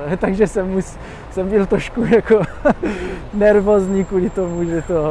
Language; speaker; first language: Czech; non-native, fluent; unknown